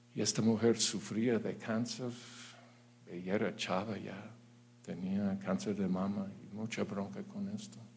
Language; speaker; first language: Spanish; non-native, fluent; English